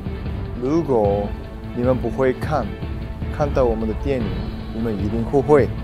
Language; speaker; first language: Chinese; non-native, learner; Korean